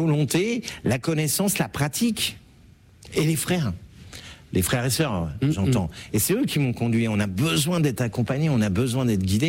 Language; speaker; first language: French; native; French